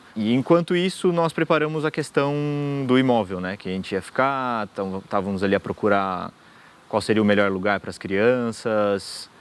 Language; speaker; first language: Portuguese; native; Portuguese